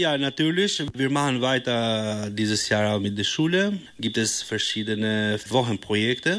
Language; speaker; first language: German; non-native, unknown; Albanian